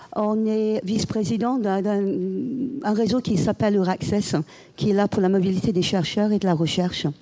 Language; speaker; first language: French; non-native, fluent; English